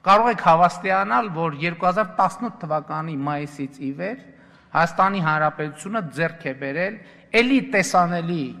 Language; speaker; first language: Armenian; native; Armenian